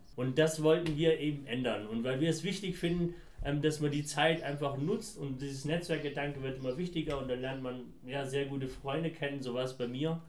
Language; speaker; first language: German; early bilingual, other home language; Persian